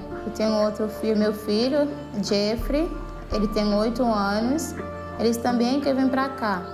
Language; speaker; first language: Portuguese; non-native, learner; Haitian Creole